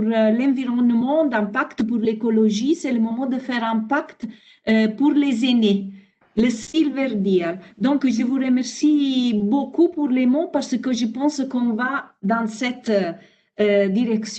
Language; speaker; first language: French; non-native, fluent; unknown